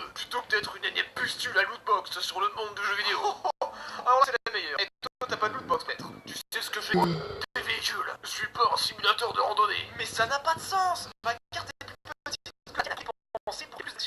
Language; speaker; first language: French; native; French